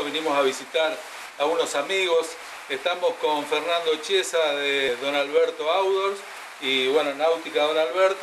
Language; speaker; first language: Spanish; native; Spanish